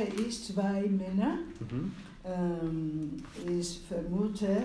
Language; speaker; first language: German; non-native, learner; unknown